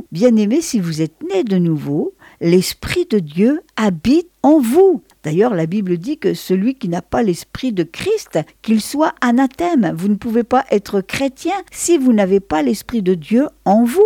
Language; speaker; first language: French; native; French